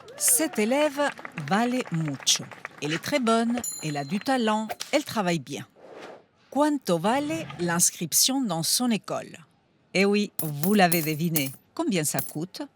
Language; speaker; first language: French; non-native, fluent; Spanish